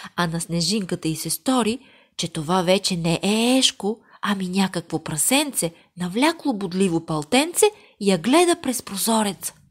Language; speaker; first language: Bulgarian; native; Bulgarian